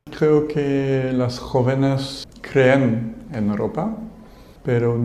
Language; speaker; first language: Spanish; non-native, learner; French